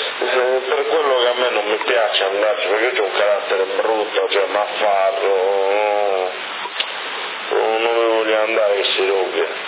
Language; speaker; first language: Italian; native; Italian